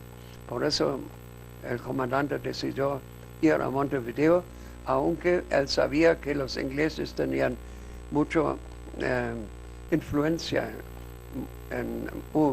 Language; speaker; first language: Spanish; non-native, fluent; German